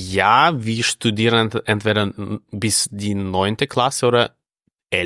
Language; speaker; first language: German; non-native, fluent; Russian